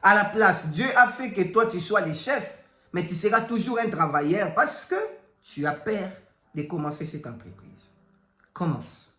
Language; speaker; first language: French; non-native, local second language; Lingala